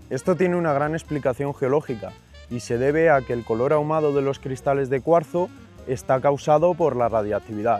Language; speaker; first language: Spanish; native; Spanish